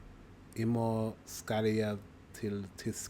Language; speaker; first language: Swedish; non-native, learner; English